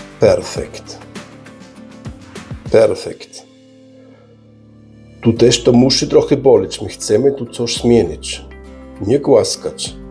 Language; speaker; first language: Polish; early bilingual, heritage; Polish